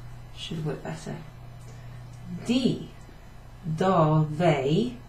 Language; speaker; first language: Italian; non-native, fluent; English